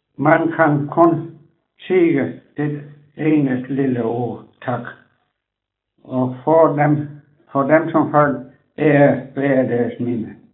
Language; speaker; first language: Danish; native; Danish